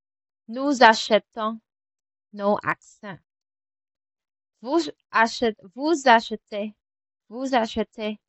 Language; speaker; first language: French; non-native, fluent; Filipino